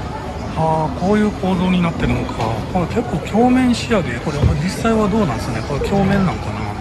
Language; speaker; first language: Japanese; native; Japanese